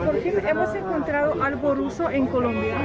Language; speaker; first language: Spanish; non-native, fluent; Russian